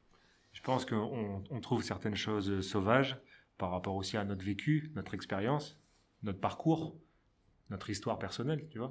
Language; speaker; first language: French; native; French